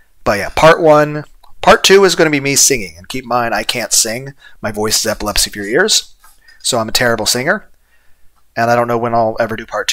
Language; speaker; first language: English; native; English